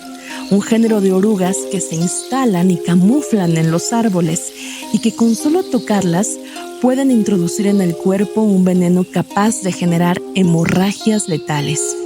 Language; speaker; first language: Spanish; native; Spanish